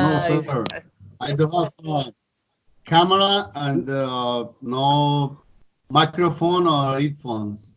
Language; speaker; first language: English; non-native, learner; Spanish